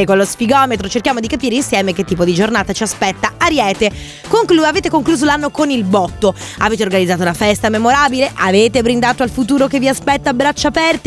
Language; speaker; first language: Italian; native; Italian